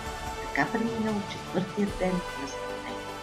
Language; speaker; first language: Bulgarian; native; Bulgarian